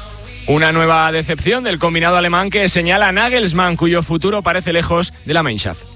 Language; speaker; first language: Spanish; native; Spanish